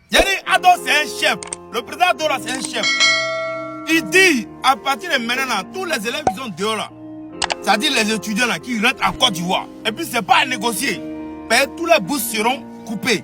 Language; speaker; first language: French; native; French